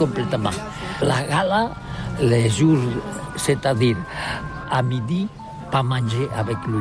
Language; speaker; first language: French; non-native, learner; Spanish